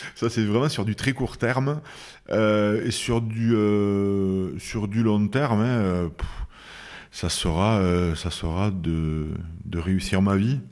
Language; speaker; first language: French; native; French